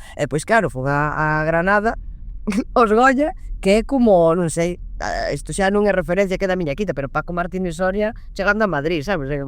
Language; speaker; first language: Galician; non-native, local second language; Spanish